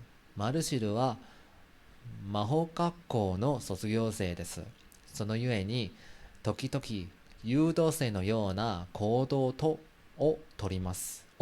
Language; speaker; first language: Japanese; non-native, learner; Chinese